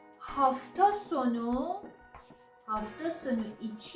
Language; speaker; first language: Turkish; non-native, learner; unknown